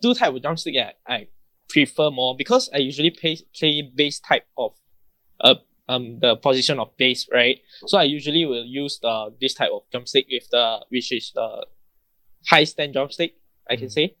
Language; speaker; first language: English; non-native, local second language; Chinese